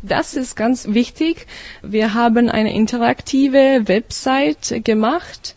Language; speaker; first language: German; non-native, learner; Czech